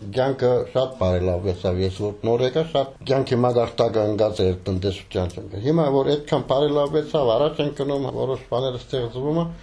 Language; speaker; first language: Armenian; early bilingual, heritage; Armenian